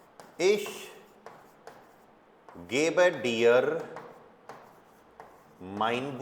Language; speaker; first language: German; non-native, fluent; Hindi